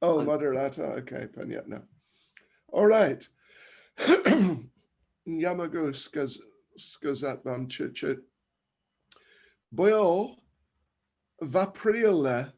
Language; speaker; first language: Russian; non-native, learner; English